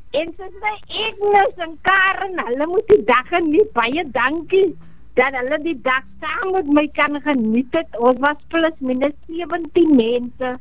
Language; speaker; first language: Afrikaans; native; Afrikaans